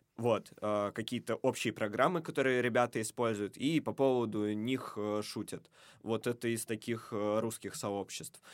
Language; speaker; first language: Russian; native; Russian